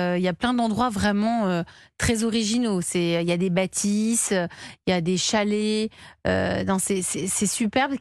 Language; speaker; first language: French; native; French